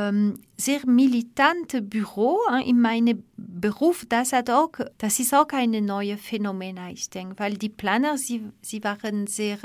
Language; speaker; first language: German; non-native, fluent; French